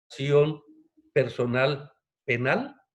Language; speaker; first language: Spanish; native; Spanish